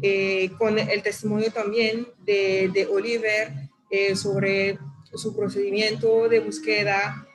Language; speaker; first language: Spanish; non-native, fluent; French